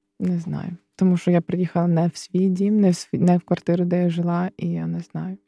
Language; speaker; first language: Ukrainian; native; Ukrainian